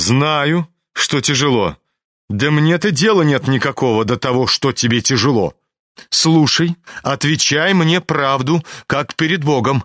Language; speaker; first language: Russian; native; Russian